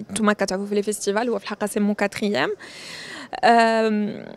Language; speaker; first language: French; non-native, local second language; Arabic